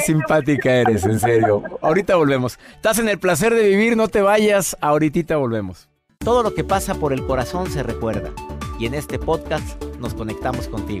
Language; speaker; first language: Spanish; native; Spanish